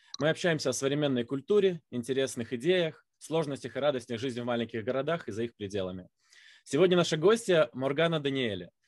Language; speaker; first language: Russian; native; Russian